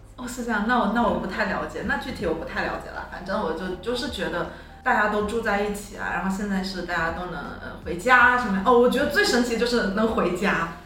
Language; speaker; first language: Chinese; native; Chinese